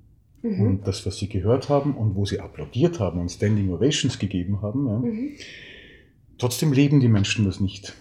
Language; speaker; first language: German; native; German